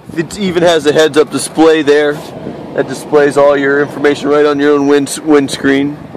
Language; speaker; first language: English; native; English